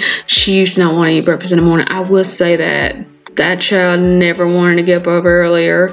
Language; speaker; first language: English; native; English